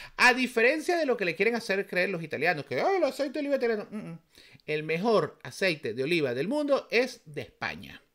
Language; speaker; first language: Spanish; native; Spanish